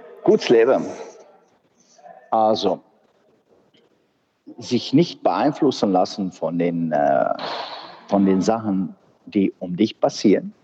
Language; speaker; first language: German; non-native, fluent; Bosnian